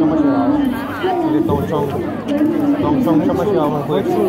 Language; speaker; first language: Chinese; non-native, learner; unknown